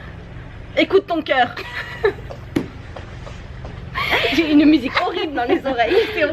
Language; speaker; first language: French; native; French